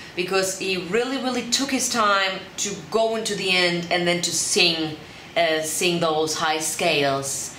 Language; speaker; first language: English; non-native, fluent; German